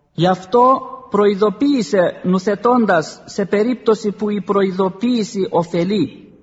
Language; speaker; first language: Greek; non-native, fluent; Arabic